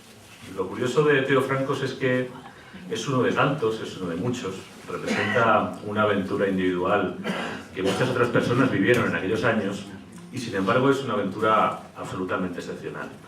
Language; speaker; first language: Spanish; native; Spanish